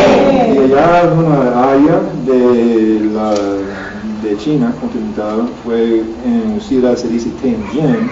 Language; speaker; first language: Spanish; non-native, learner; English